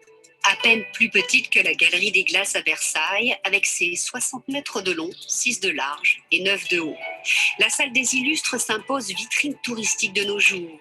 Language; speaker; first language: French; native; French